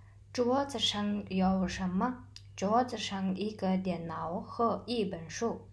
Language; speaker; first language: Chinese; non-native, learner; Mongolian